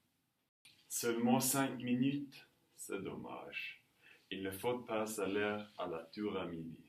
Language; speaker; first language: French; non-native, learner; Norwegian